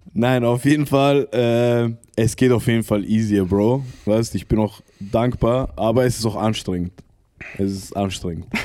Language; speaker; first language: German; early bilingual, other home language; Arabic